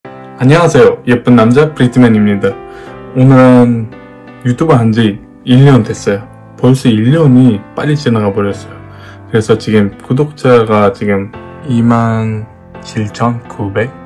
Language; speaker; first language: Korean; non-native, fluent; Uzbek